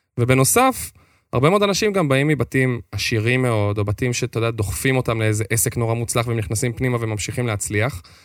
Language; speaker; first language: Hebrew; native; Hebrew